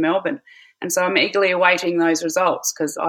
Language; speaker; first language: English; native; English